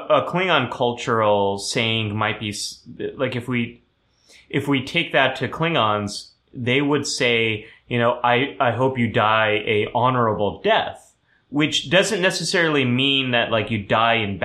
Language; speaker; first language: English; early bilingual, other home language; German